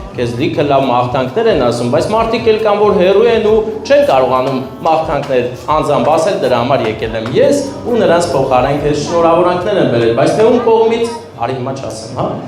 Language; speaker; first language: Armenian; native; Armenian